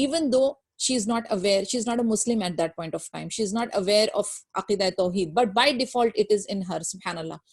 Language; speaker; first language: English; non-native, local second language; Urdu